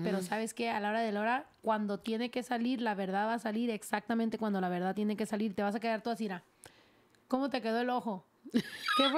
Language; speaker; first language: Spanish; early bilingual, heritage; Spanish